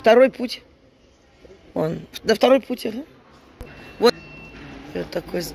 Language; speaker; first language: Russian; native; Russian